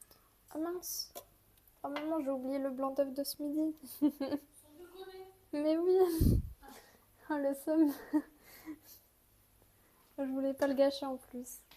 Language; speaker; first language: French; native; French